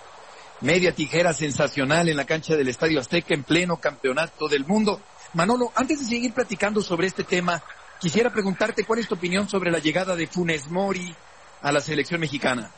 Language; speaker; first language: Spanish; native; Spanish